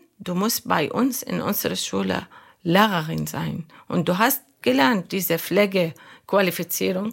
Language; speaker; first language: German; non-native, learner; Arabic